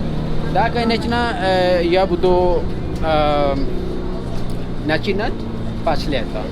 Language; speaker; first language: Russian; non-native, learner; Urdu